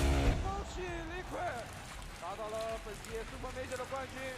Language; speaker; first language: Chinese; native; Chinese